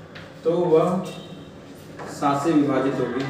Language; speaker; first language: Hindi; native; Hindi